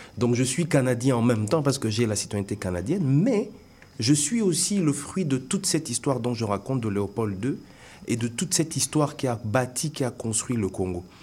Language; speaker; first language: French; non-native, local second language; Lingala